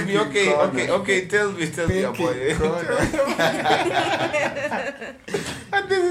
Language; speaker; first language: English; non-native, local second language; Luo (Kenya and Tanzania)